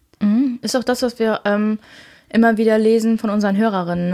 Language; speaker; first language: German; native; German